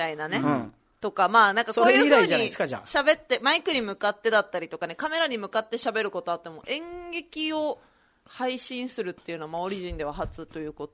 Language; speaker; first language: Japanese; native; Japanese